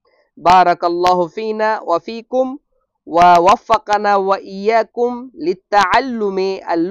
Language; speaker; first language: Arabic; non-native, fluent; Bangla